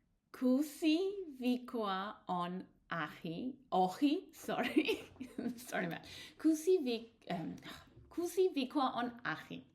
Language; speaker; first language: Finnish; non-native, learner; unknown